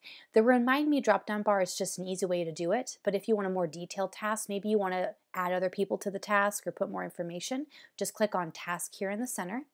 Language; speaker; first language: English; native; English